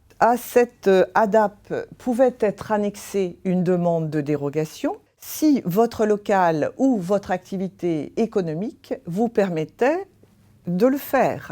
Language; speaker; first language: French; native; French